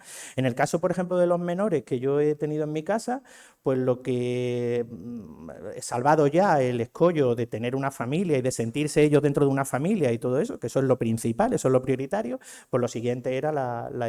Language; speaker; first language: Spanish; native; Spanish